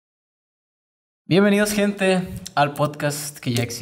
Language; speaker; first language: Spanish; native; Spanish